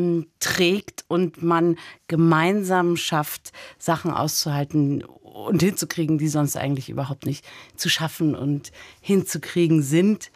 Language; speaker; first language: German; native; German